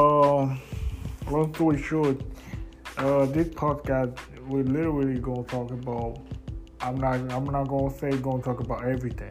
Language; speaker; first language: English; non-native, fluent; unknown